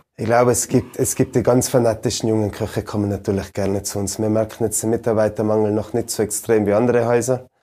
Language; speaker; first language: German; native; German